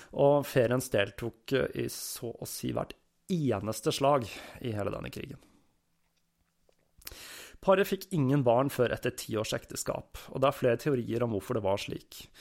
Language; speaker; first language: Norwegian; native; Norwegian